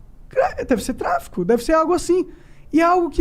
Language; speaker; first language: Portuguese; native; Portuguese